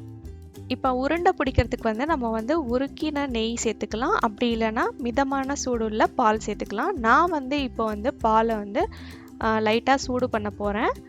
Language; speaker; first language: Tamil; native; Tamil